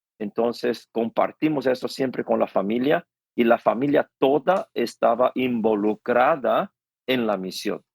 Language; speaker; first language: Spanish; non-native, fluent; Korean